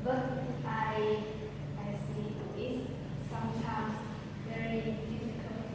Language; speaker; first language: English; non-native, learner; Vietnamese